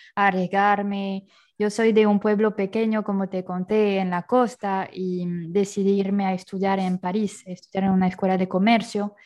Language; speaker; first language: Spanish; non-native, fluent; French